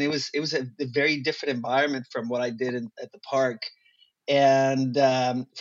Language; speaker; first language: English; non-native, fluent; Spanish